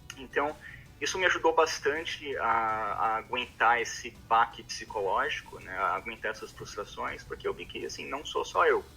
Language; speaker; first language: Portuguese; native; Portuguese